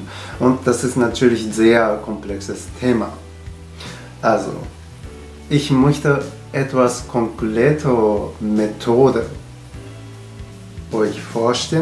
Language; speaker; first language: German; non-native, learner; Japanese